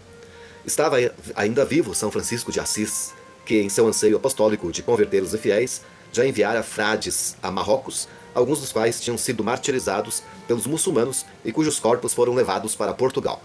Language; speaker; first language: Portuguese; native; Portuguese